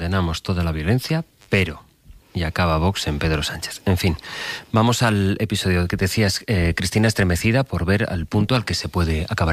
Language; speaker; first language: Spanish; native; Spanish